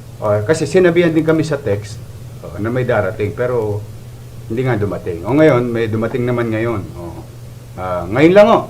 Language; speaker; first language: Filipino; native; Filipino